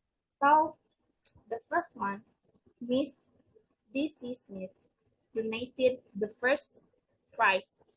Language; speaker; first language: English; non-native, learner; Indonesian